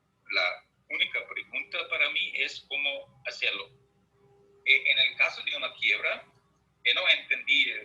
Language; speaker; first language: Spanish; non-native, fluent; German